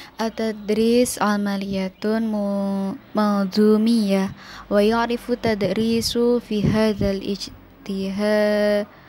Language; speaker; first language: Arabic; non-native, learner; Indonesian